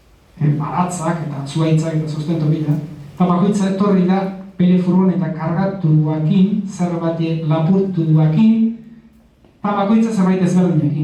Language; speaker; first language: Basque; native; Basque